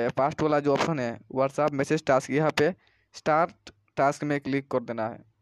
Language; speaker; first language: Hindi; non-native, local second language; Bangla